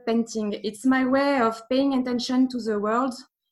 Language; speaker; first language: English; non-native, fluent; French